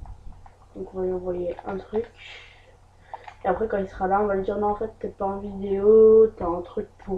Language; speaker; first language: French; native; French